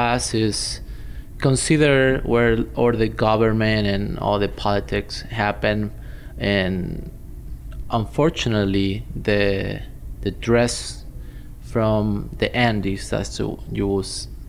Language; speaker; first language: English; non-native, fluent; Spanish